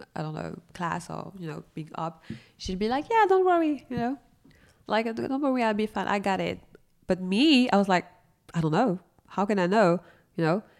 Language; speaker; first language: English; non-native, fluent; French